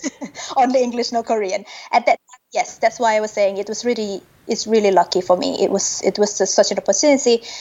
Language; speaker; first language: English; non-native, fluent; Indonesian